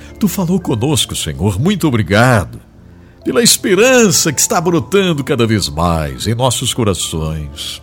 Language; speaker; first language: Portuguese; native; Portuguese